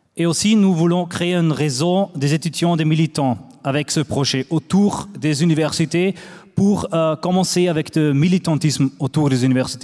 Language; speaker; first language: French; non-native, fluent; German